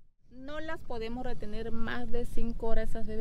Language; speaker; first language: Spanish; native; Spanish